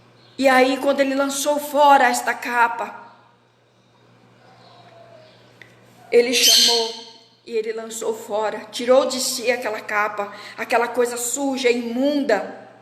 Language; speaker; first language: Portuguese; native; Portuguese